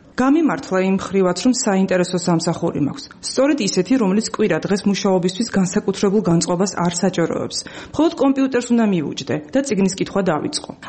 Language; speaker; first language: Georgian; native; Georgian